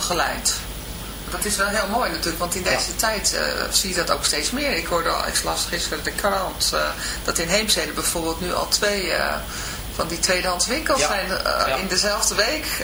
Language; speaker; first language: Dutch; native; Dutch